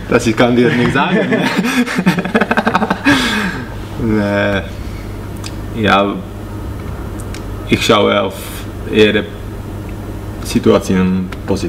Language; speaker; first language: German; non-native, learner; Czech